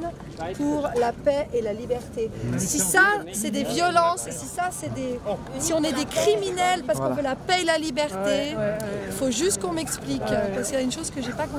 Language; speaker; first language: French; native; French